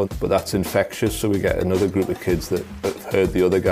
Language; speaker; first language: English; native; English